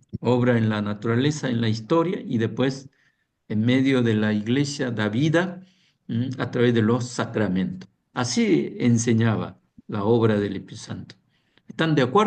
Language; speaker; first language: Spanish; non-native, fluent; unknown